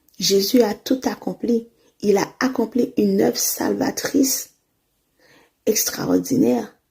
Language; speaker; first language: French; non-native, local second language; Haitian Creole